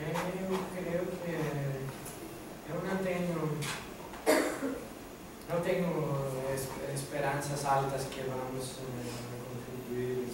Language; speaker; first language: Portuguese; non-native, learner; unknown